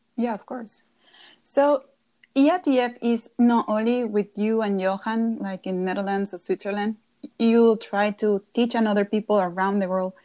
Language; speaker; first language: English; non-native, fluent; Spanish